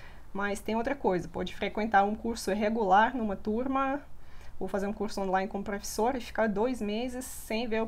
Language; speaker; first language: Portuguese; non-native, fluent; Russian